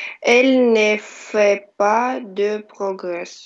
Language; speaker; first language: French; non-native, learner; Russian